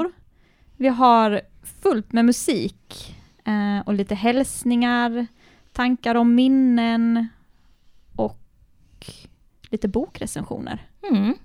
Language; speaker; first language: Swedish; native; Swedish